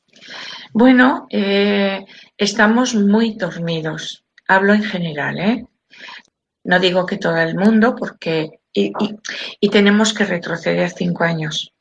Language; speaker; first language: Spanish; native; Spanish